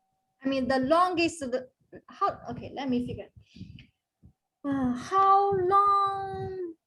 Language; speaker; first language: English; non-native, fluent; Chinese